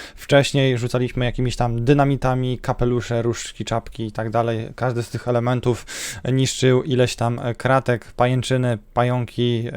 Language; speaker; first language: Polish; native; Polish